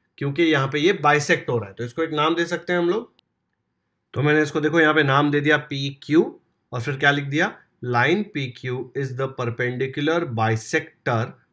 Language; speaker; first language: Hindi; non-native, local second language; Marathi